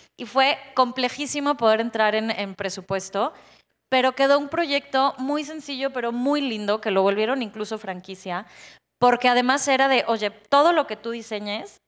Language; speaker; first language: Spanish; native; Spanish